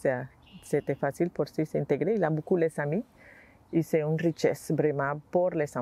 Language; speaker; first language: French; non-native, learner; Spanish